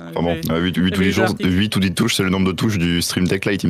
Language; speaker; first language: French; native; French